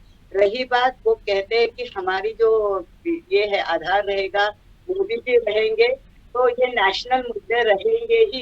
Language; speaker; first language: Hindi; non-native, local second language; Marathi